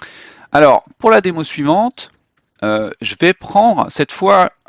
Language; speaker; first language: French; native; French